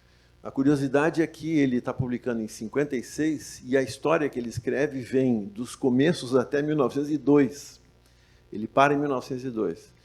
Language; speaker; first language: Portuguese; native; Portuguese